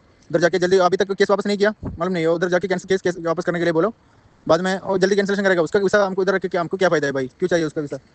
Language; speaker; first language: Hindi; non-native, learner; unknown